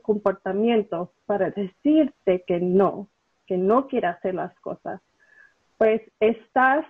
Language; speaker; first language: Spanish; early bilingual, heritage; Spanish